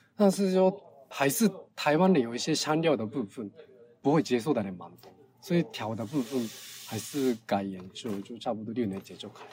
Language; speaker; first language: Chinese; non-native, learner; Japanese